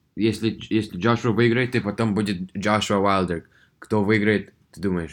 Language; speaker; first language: Russian; early bilingual, heritage; Russian